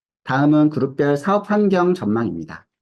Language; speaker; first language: Korean; native; Korean